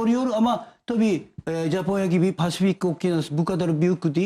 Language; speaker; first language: Turkish; non-native, learner; Japanese